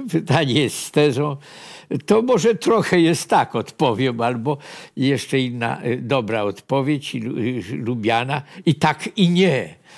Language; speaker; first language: Polish; native; Polish